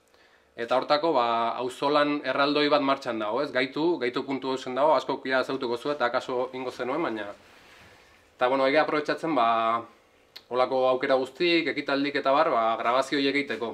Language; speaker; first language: Basque; native; Basque